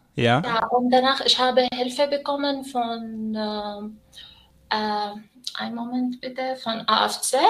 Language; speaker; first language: German; non-native, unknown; Arabic